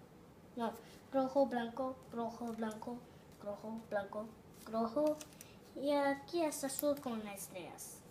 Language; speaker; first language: Spanish; early bilingual, heritage; Spanish